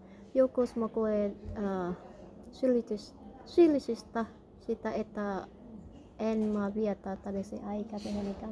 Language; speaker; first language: Finnish; non-native, learner; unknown